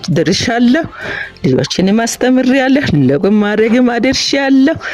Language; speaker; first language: Amharic; non-native, local second language; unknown